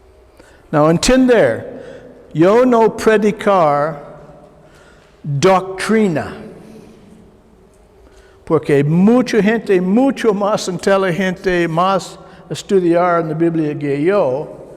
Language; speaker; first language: Spanish; non-native, learner; English